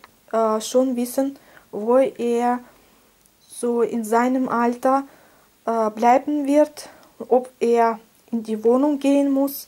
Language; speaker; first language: German; non-native, fluent; Russian